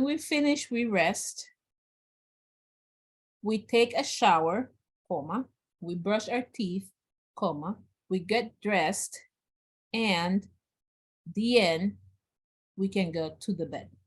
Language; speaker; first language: English; non-native, learner; Spanish